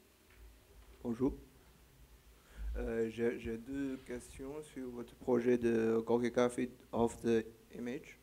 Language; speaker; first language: French; non-native, learner; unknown